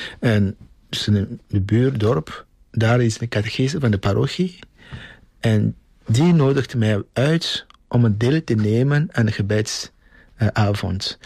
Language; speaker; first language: Dutch; non-native, fluent; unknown